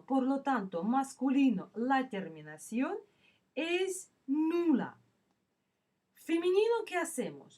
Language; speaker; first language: Spanish; non-native, fluent; Russian